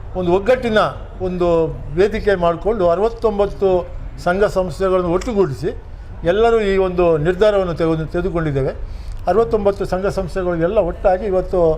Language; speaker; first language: Kannada; non-native, local second language; Tulu